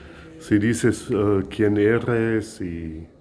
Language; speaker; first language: Spanish; non-native, fluent; German